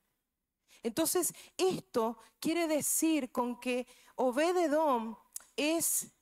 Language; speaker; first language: Spanish; native; Spanish